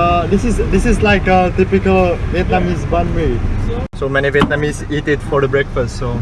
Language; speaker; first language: English; non-native, fluent; Czech